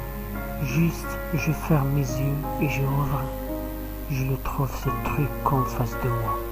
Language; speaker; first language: French; non-native, learner; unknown